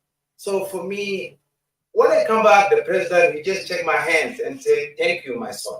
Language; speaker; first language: English; non-native, learner; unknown